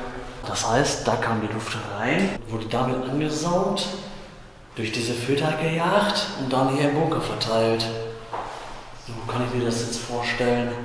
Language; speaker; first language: German; native; German